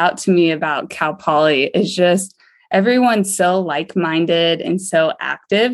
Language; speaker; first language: English; native; English